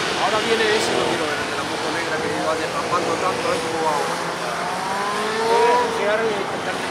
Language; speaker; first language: Spanish; native; Spanish